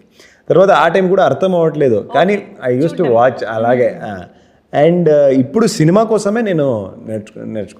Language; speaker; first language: Telugu; non-native, learner; Kannada